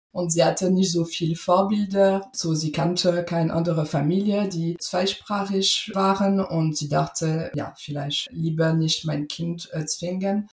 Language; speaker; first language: German; non-native, fluent; French